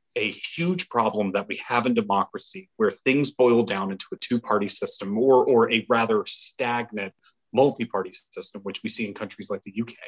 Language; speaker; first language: English; native; English